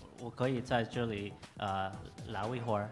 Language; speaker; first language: Chinese; non-native, learner; English